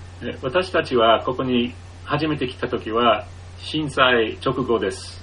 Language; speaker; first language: Japanese; non-native, fluent; English